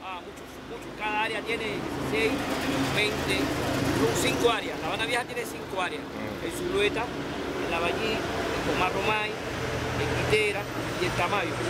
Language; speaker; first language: Spanish; native; Spanish